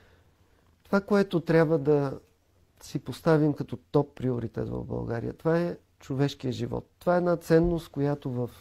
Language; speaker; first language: Bulgarian; native; Bulgarian